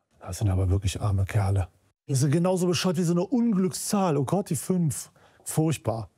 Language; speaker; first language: German; native; German